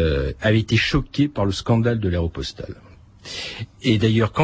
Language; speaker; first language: French; native; French